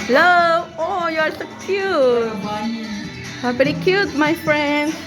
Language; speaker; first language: English; non-native, learner; Spanish